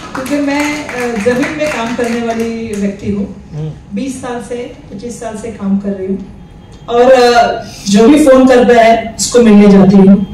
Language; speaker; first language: Hindi; non-native, local second language; Marathi